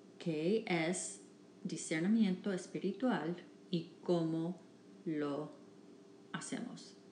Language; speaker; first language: Spanish; non-native, fluent; English